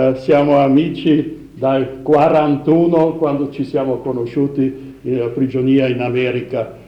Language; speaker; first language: Italian; non-native, fluent; German